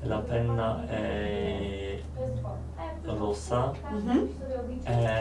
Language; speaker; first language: Italian; non-native, learner; Polish